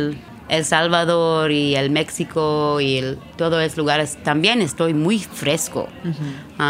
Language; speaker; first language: Spanish; non-native, learner; Hebrew